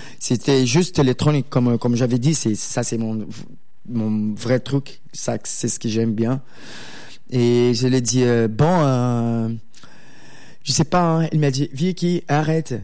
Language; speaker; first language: French; non-native, learner; Portuguese